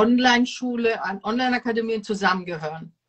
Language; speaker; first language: German; non-native, fluent; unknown